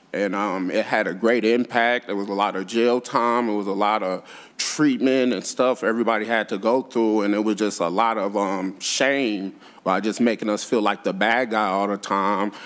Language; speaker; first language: English; native; English